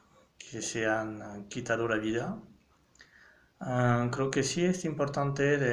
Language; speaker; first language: Spanish; non-native, fluent; French